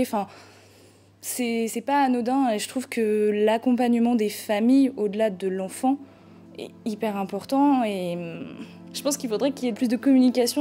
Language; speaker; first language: French; native; French